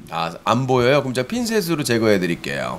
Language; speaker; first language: Korean; native; Korean